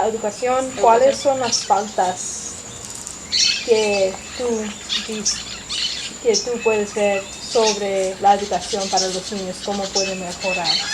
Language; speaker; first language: Spanish; non-native, learner; English